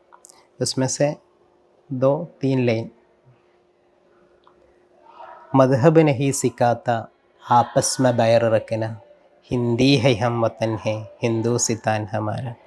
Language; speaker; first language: Hindi; non-native, local second language; Malayalam